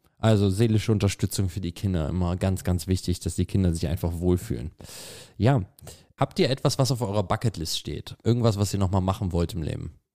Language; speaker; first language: German; native; German